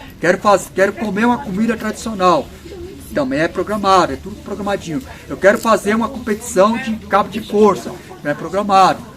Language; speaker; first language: Portuguese; non-native, local second language; Guarani